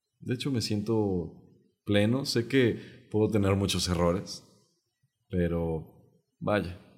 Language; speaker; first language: Spanish; non-native, local second language; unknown